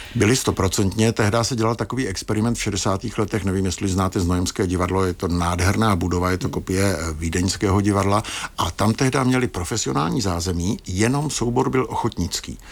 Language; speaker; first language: Czech; native; Czech